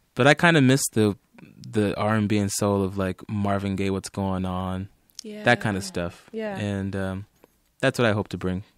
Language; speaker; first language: English; native; English